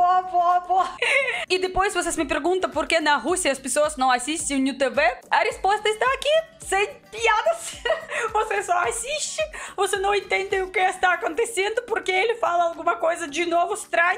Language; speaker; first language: Portuguese; non-native, learner; Russian